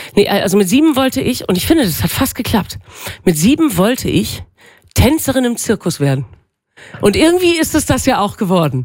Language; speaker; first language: German; non-native, local second language; Low German